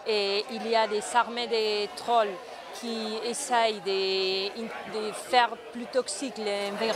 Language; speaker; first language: French; non-native, fluent; Spanish